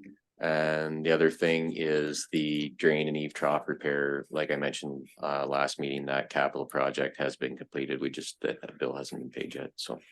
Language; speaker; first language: English; native; English